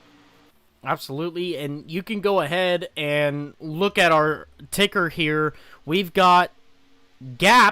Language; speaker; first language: English; native; English